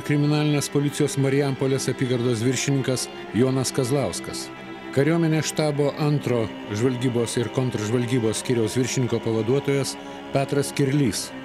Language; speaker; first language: Lithuanian; native; Lithuanian